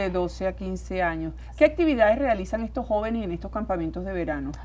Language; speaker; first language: Spanish; native; Spanish